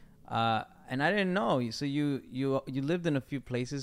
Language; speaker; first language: English; native; English